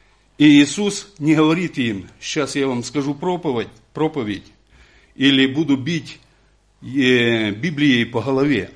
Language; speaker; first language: Russian; non-native, local second language; Ukrainian